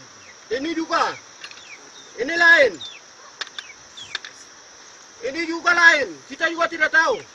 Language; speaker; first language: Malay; non-native, local second language; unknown